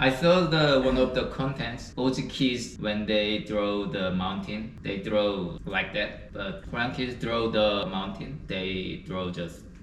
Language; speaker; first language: English; non-native, learner; Korean